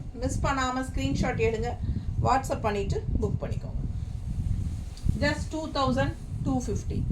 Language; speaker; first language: Tamil; native; Tamil